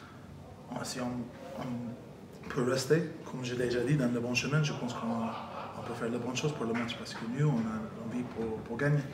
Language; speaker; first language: French; non-native, fluent; English